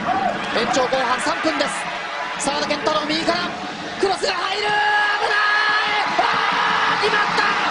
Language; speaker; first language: Japanese; native; Japanese